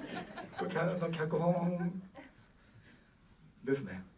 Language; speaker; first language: Japanese; native; Japanese